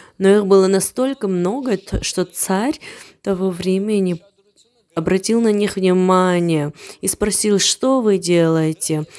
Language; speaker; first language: Russian; non-native, fluent; Armenian